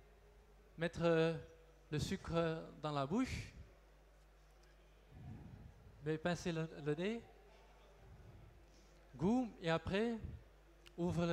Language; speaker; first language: French; non-native, local second language; Dutch